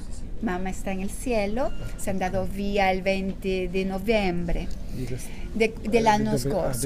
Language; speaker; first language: Italian; non-native, learner; Spanish